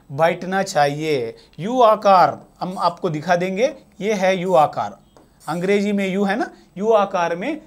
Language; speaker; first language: Hindi; non-native, local second language; Telugu